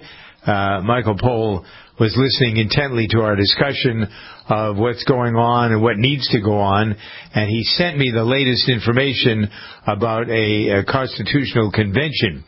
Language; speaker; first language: English; native; English